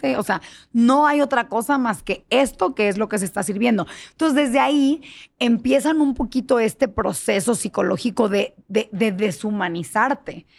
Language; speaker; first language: Spanish; early bilingual, heritage; Spanish